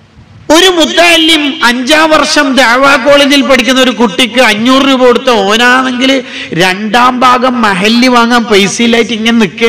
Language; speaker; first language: Malayalam; native; Malayalam